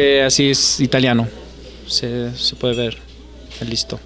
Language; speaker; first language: Spanish; non-native, fluent; Italian